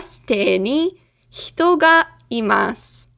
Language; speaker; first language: Japanese; non-native, fluent; English